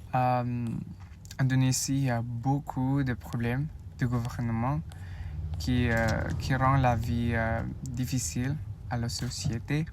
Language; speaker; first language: French; non-native, learner; Indonesian